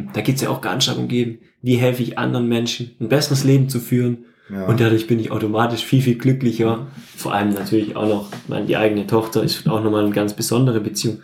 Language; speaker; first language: German; native; German